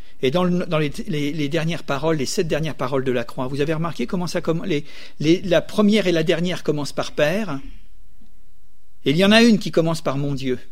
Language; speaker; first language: French; native; French